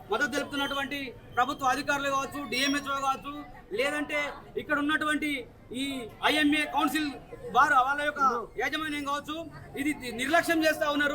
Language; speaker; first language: Telugu; native; Telugu